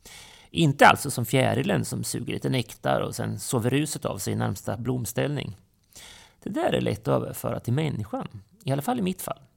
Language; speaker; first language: Swedish; native; Swedish